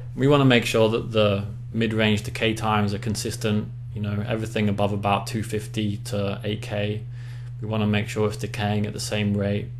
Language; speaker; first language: English; native; English